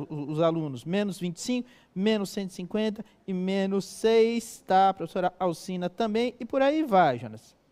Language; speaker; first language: Portuguese; native; Portuguese